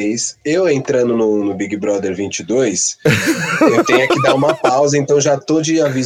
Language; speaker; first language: Portuguese; native; Portuguese